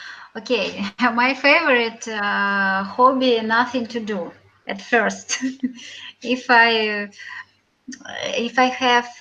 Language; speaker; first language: English; non-native, learner; Russian